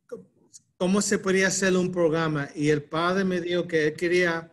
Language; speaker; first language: Spanish; early bilingual, heritage; Spanish